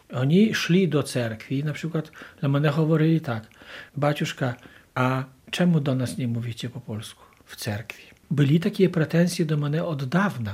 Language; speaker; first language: Polish; non-native, local second language; Ukrainian